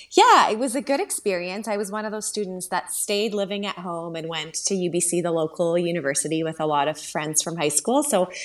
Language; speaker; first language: English; early bilingual, other home language; Slovak